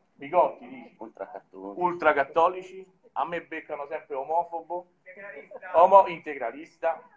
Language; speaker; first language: Italian; native; Italian